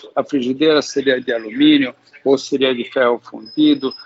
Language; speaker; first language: Portuguese; early bilingual, other home language; Hungarian